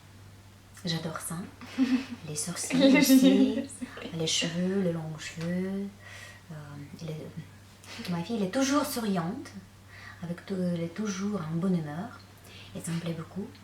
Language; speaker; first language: French; non-native, fluent; Russian